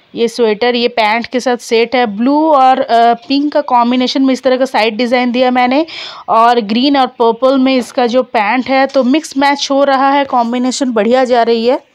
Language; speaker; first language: Hindi; non-native, local second language; Bangla